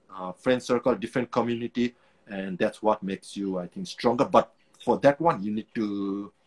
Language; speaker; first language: English; non-native, local second language; Nepali